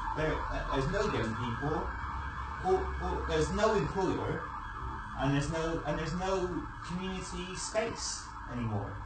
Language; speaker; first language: English; native; English